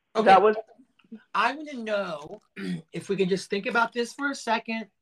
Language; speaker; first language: English; native; English